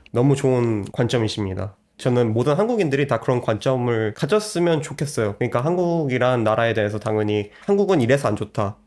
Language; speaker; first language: Korean; native; Korean